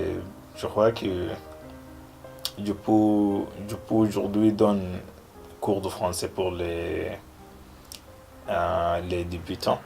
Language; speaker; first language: French; non-native, learner; Arabic